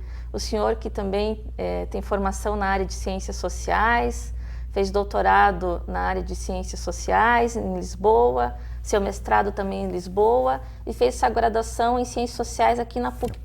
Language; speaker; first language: Portuguese; native; Portuguese